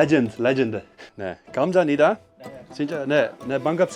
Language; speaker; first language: Korean; non-native, learner; Dutch